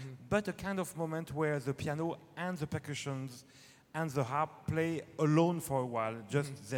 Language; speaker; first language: English; non-native, fluent; French